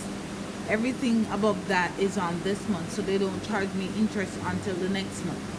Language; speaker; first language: English; native; English